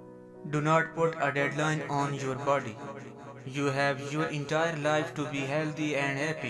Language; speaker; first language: English; non-native, local second language; Urdu